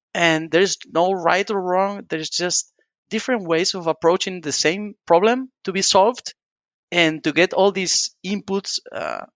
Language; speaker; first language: English; non-native, fluent; Spanish